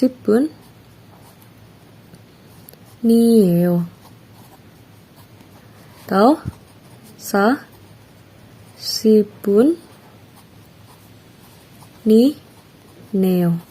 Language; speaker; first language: Korean; non-native, fluent; Indonesian